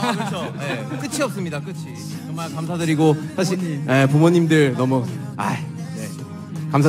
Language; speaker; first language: Korean; native; Korean